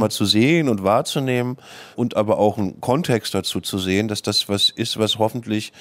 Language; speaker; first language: German; native; German